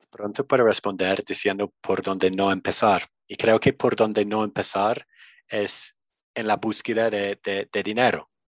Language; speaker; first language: Spanish; non-native, fluent; English